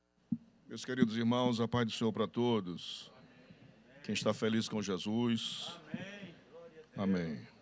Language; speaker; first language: Portuguese; native; Portuguese